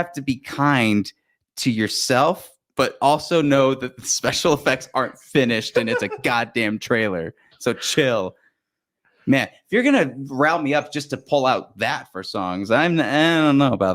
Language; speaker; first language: English; native; English